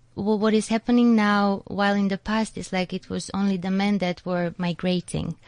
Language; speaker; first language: English; non-native, fluent; Macedonian